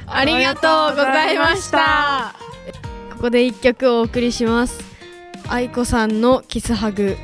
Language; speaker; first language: Japanese; native; Japanese